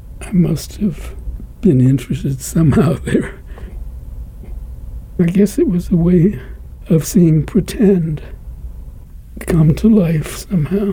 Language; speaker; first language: English; native; English